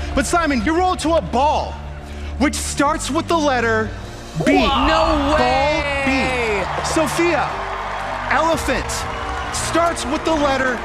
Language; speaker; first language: English; native; English